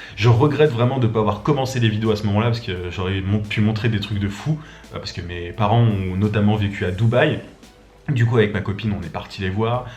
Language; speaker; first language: French; native; French